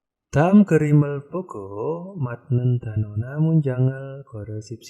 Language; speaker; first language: Korean; non-native, fluent; Indonesian